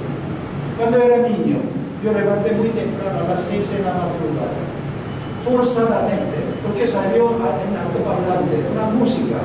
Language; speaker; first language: Spanish; non-native, learner; Korean